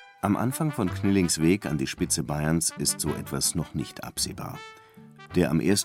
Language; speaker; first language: German; native; German